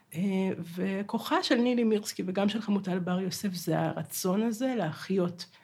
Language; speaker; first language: Hebrew; non-native, fluent; Russian